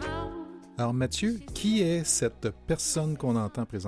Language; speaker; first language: French; native; French